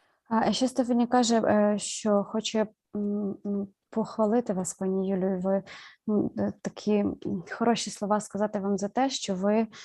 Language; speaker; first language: Ukrainian; native; Ukrainian